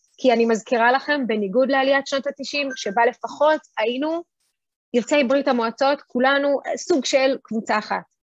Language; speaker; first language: Hebrew; early bilingual, other home language; Russian